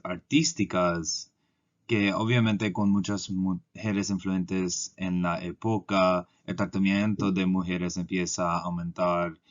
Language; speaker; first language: Spanish; non-native, learner; English